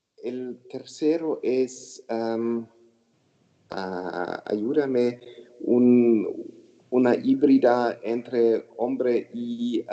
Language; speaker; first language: Spanish; non-native, learner; German